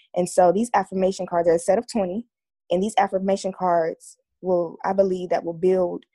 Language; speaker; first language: English; native; English